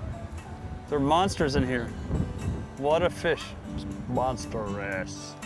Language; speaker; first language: English; native; English